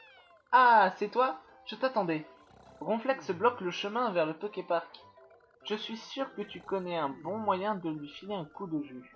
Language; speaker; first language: French; native; French